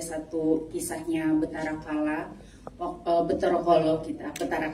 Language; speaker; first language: Indonesian; native; Indonesian